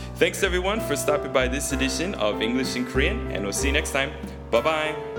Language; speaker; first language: English; native; English